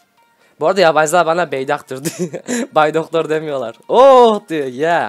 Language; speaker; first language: Turkish; native; Turkish